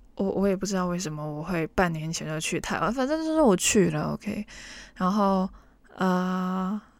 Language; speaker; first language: Chinese; non-native, local second language; Cantonese